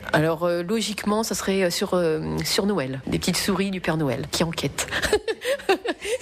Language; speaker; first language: French; native; French